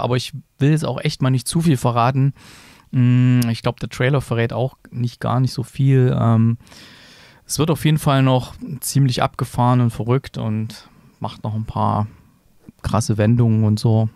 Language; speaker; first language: German; native; German